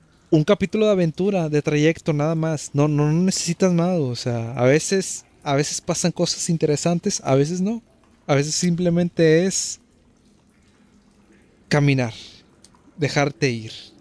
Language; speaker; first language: Spanish; native; Spanish